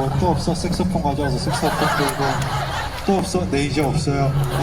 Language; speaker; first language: Korean; native; Korean